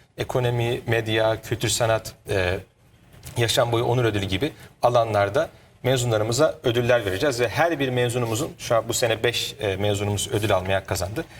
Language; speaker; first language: Turkish; native; Turkish